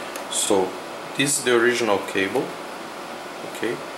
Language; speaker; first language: English; non-native, fluent; Portuguese